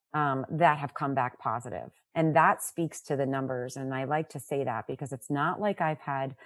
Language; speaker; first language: English; native; English